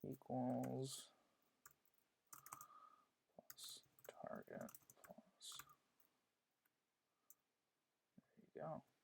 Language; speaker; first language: English; native; English